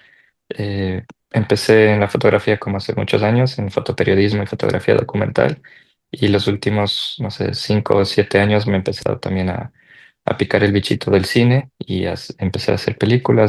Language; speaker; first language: Spanish; native; Spanish